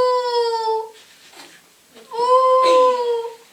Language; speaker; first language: French; native; French